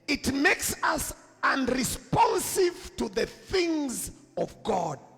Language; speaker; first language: English; non-native, local second language; Swahili